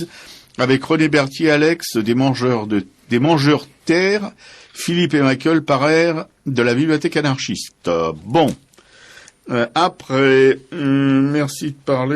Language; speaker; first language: French; native; French